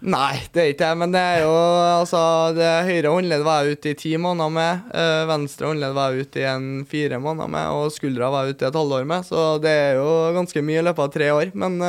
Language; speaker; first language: Norwegian; native; Norwegian